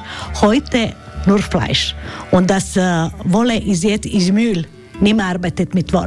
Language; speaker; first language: German; non-native, learner; Croatian